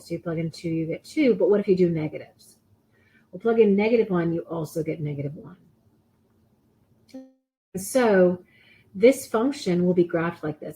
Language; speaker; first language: English; native; English